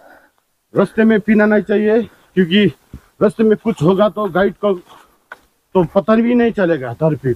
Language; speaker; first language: Hindi; non-native, local second language; Nepali